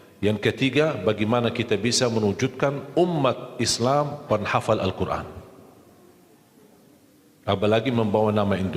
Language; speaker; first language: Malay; non-native, fluent; Arabic